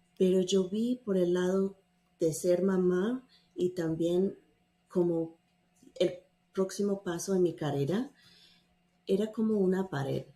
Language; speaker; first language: Spanish; non-native, fluent; English